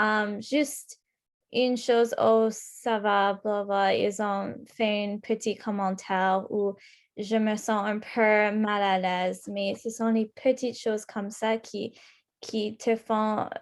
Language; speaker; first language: French; non-native, local second language; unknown